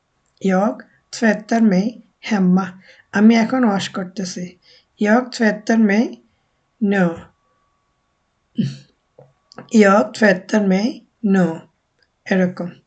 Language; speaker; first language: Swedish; non-native, fluent; Bangla